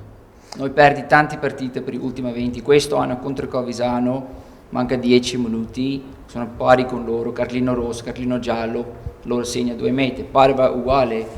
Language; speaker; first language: Italian; non-native, learner; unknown